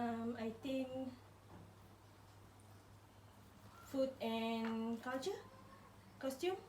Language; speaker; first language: English; non-native, local second language; Malay